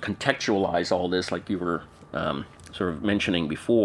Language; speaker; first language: English; native; English